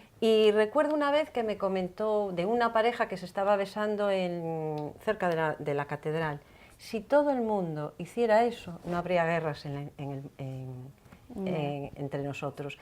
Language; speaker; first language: Spanish; native; Spanish